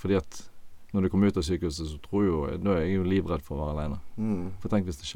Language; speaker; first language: Norwegian; native; Norwegian